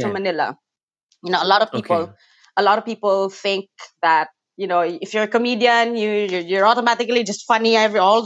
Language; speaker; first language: English; non-native, local second language; Cebuano